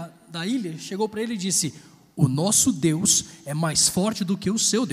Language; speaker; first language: Portuguese; native; Portuguese